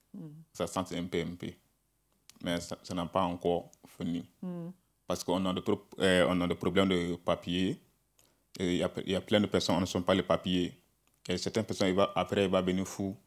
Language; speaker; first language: French; non-native, learner; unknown